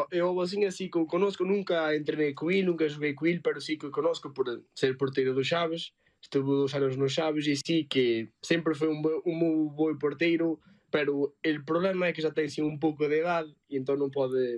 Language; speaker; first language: Spanish; non-native, learner; Portuguese